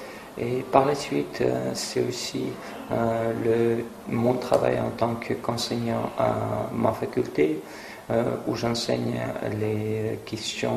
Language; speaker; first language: French; non-native, fluent; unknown